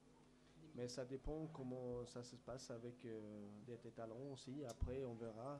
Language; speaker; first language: French; non-native, fluent; Swedish